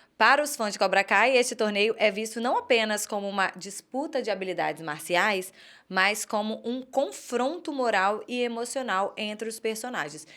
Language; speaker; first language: Portuguese; native; Portuguese